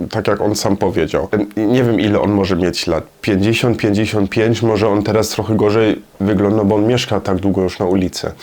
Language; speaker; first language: Polish; non-native, learner; German